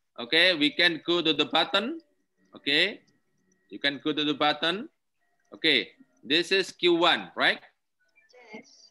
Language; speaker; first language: English; non-native, learner; Indonesian